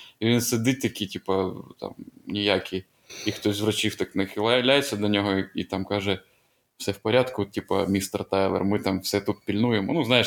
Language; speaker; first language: Ukrainian; non-native, local second language; Russian